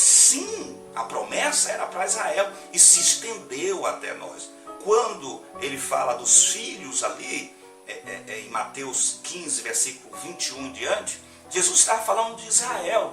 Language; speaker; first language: Portuguese; native; Portuguese